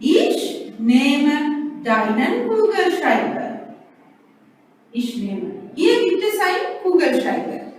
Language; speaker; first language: German; non-native, fluent; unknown